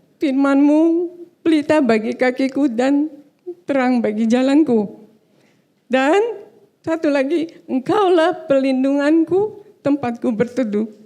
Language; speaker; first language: Indonesian; native; Indonesian